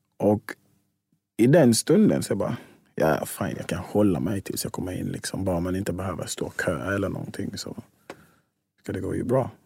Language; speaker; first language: Swedish; non-native, fluent; English